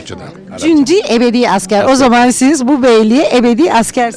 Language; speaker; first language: Turkish; native; Turkish